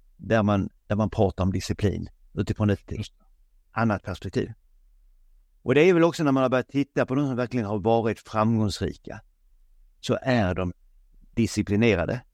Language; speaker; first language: Swedish; native; Swedish